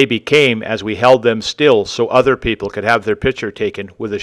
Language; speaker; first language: English; native; English